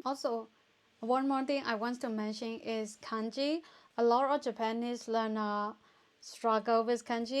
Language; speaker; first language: English; non-native, fluent; Burmese